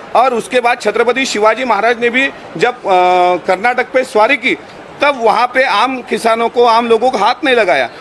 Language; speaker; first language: Hindi; non-native, local second language; Marathi